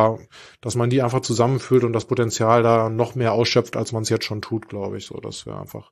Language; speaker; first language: German; native; German